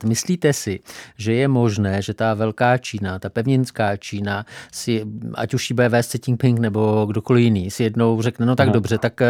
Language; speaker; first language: Czech; native; Czech